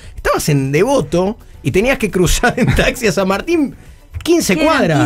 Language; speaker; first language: Spanish; native; Spanish